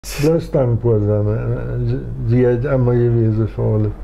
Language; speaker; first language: German; non-native, local second language; Plautdietsch